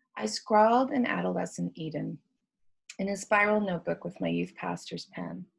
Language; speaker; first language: English; native; English